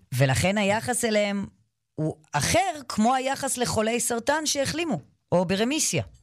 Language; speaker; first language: Hebrew; native; Hebrew